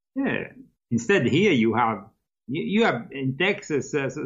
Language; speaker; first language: English; non-native, fluent; Italian